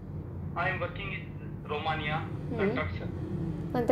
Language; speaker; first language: English; non-native, learner; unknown